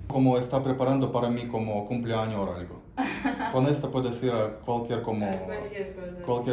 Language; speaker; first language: Spanish; non-native, learner; Russian